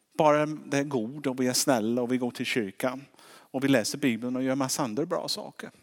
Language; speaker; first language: Swedish; non-native, fluent; English